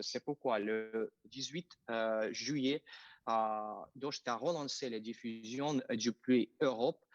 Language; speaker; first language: French; non-native, fluent; Russian